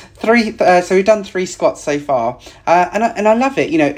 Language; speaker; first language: English; native; English